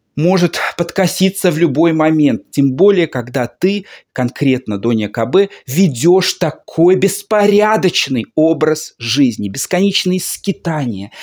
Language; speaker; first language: Russian; native; Russian